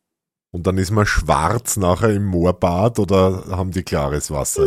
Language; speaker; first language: German; native; German